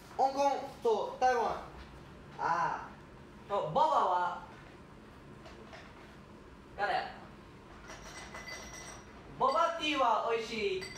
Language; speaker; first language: Japanese; non-native, learner; English